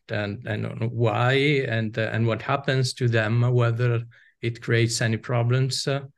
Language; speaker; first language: English; non-native, fluent; Italian